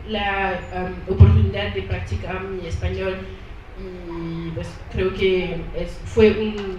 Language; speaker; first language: Spanish; non-native, learner; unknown